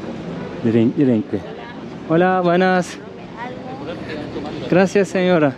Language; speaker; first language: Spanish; non-native, learner; Turkish